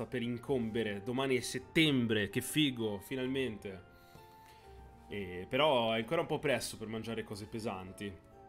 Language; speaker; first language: Italian; native; Italian